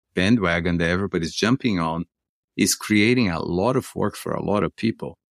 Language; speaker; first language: English; non-native, fluent; Portuguese